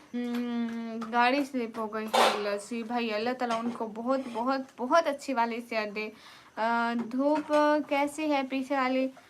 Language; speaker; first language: Urdu; non-native, local second language; Punjabi